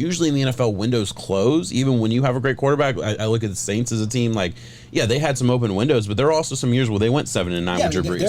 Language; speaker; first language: English; native; English